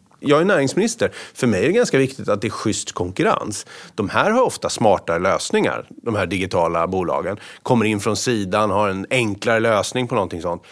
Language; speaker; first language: Swedish; native; Swedish